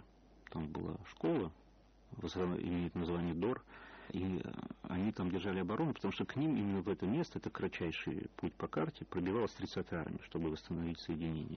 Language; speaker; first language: Russian; native; Russian